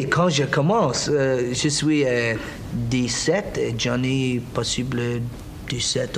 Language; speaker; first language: French; non-native, learner; English